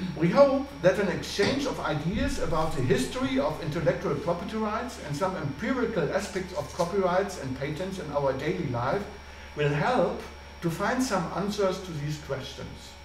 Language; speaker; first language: English; non-native, fluent; German